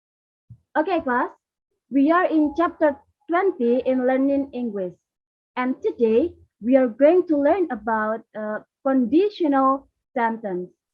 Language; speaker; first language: English; non-native, fluent; Indonesian